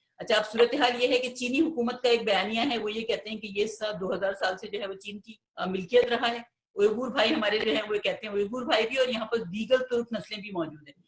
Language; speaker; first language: Urdu; native; Urdu